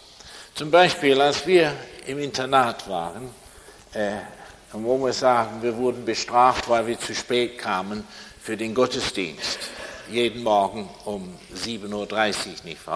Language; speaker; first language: German; non-native, fluent; English